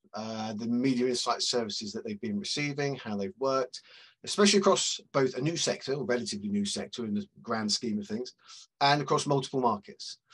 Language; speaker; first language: English; native; English